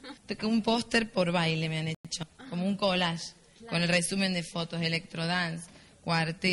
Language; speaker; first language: Spanish; native; Spanish